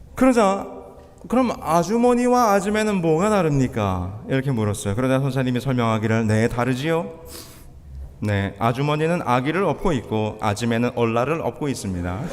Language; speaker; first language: Korean; native; Korean